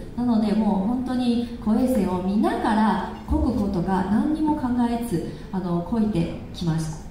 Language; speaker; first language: Japanese; non-native, fluent; Chinese